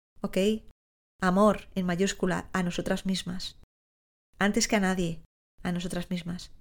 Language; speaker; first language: Spanish; native; Spanish